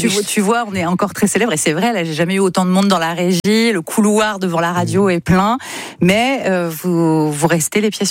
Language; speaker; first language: French; native; French